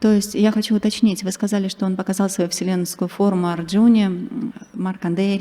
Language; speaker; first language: Russian; native; Russian